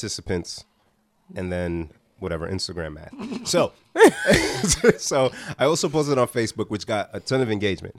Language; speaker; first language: English; native; English